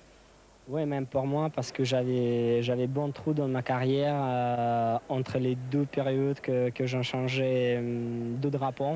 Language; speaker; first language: French; non-native, learner; Russian